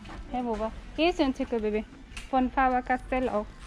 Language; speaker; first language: German; non-native, learner; Filipino